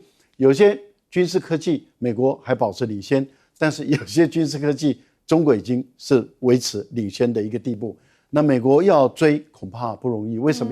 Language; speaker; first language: Chinese; native; Chinese